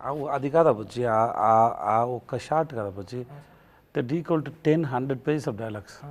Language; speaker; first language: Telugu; non-native, learner; Tamil